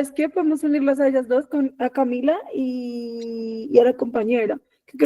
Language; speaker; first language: Spanish; native; Spanish